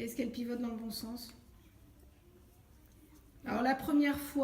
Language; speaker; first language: French; native; French